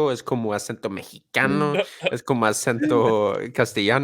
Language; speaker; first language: Spanish; non-native, fluent; Swedish